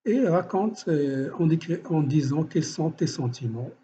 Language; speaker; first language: French; non-native, local second language; Arabic